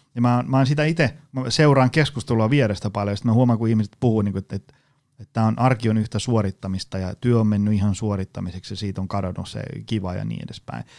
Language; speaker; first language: Finnish; native; Finnish